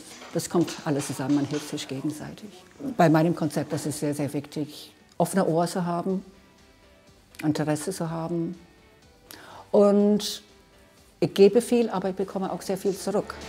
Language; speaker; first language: German; non-native, fluent; English